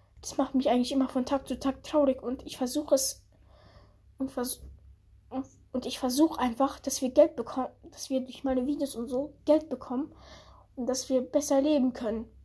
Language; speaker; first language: German; early bilingual, other home language; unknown